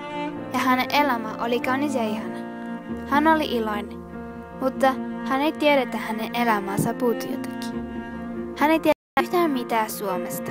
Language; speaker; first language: Finnish; non-native, learner; Spanish